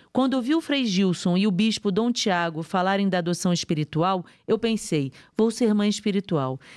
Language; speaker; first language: Portuguese; native; Portuguese